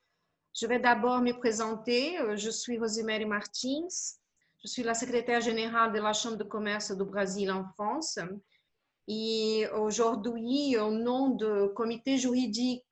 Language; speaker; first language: French; non-native, fluent; Portuguese